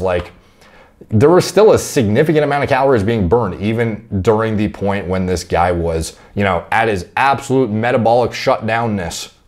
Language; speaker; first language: English; native; English